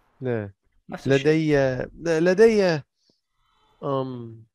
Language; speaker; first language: Arabic; non-native, learner; English